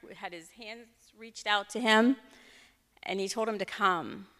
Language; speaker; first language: English; native; English